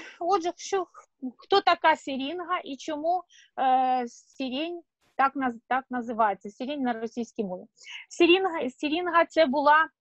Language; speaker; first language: Ukrainian; non-native, local second language; Russian